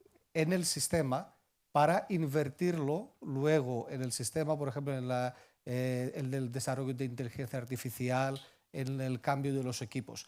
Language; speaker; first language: Spanish; non-native, fluent; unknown